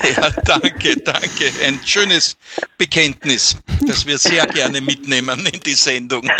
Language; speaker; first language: German; native; German